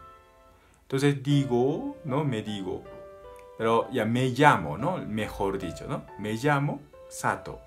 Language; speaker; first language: Spanish; non-native, learner; Japanese